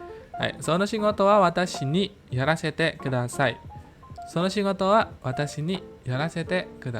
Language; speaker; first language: Japanese; non-native, fluent; Indonesian